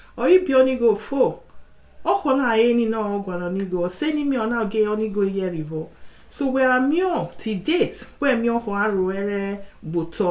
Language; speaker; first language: English; non-native, local second language; Bini